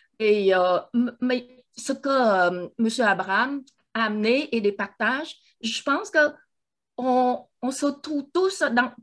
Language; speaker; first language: French; non-native, fluent; Vietnamese